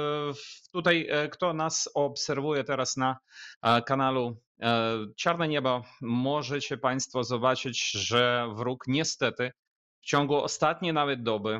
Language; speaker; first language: Polish; non-native, fluent; Ukrainian